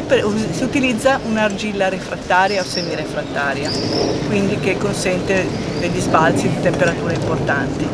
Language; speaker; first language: Italian; native; Italian